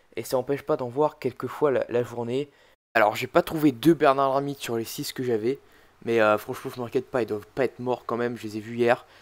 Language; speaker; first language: French; native; French